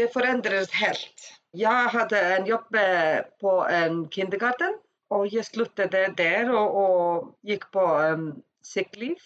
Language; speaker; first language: Swedish; non-native, learner; Icelandic